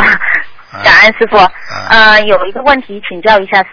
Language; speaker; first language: Chinese; native; Chinese